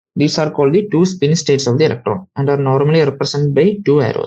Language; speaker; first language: English; non-native, local second language; Malayalam